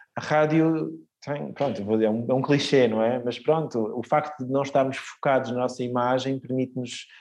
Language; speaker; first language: Portuguese; early bilingual, other home language; Swedish